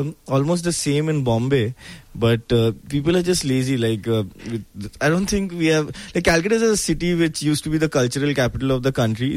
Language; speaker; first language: English; non-native, local second language; Bangla